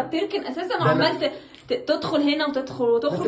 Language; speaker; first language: Arabic; native; Arabic